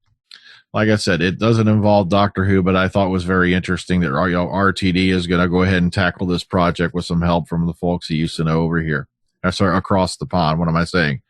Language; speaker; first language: English; native; English